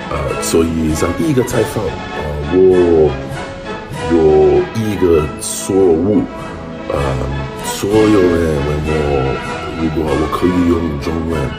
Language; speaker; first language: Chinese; non-native, learner; English